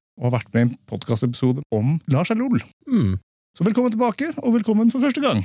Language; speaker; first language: Norwegian; native; Norwegian